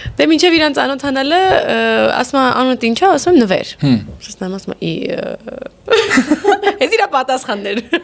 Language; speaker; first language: Armenian; early bilingual, heritage; Armenian